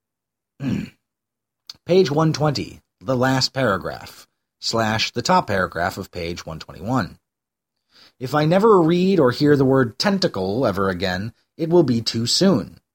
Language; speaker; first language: English; native; English